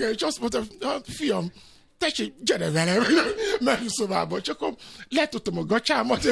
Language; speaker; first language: Hungarian; non-native, fluent; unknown